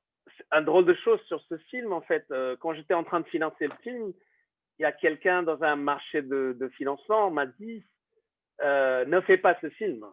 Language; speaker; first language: French; non-native, fluent; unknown